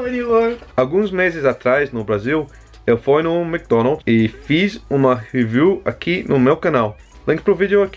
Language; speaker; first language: Portuguese; non-native, fluent; English